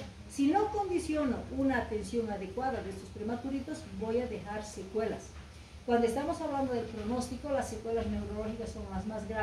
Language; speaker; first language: Spanish; native; Spanish